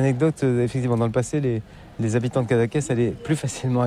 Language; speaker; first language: French; native; French